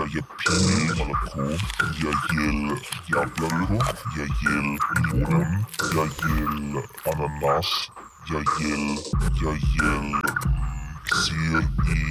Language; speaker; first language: Russian; non-native, learner; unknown